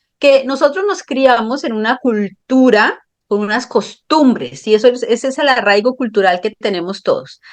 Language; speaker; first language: Spanish; native; Spanish